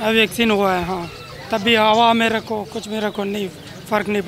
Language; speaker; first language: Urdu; non-native, local second language; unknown